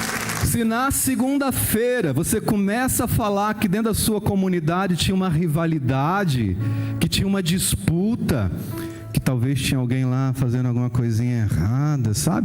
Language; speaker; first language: Portuguese; native; Portuguese